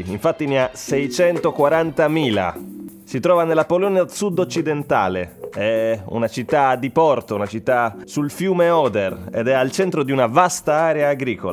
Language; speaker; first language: Italian; native; Italian